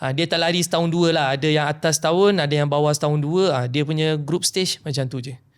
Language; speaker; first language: Malay; non-native, local second language; Tamil